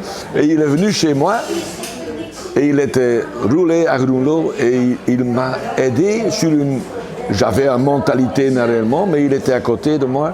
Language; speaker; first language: French; non-native, local second language; Dutch